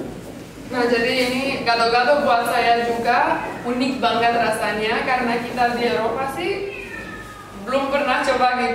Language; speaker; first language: Indonesian; non-native, fluent; Romanian